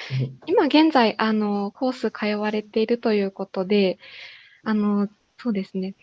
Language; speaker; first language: Japanese; native; Japanese